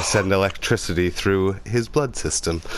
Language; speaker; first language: English; native; English